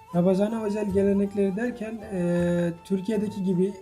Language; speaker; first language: Turkish; non-native, fluent; Nepali